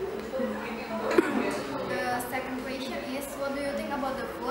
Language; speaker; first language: English; non-native, learner; Indonesian